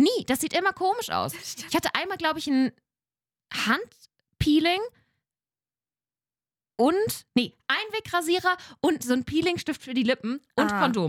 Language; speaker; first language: German; native; German